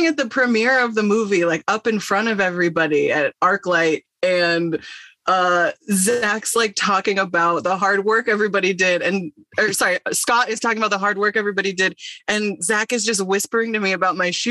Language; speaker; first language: English; native; English